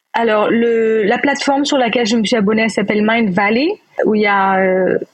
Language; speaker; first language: French; native; French